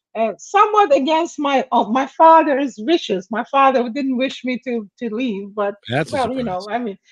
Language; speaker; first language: English; non-native, fluent; Persian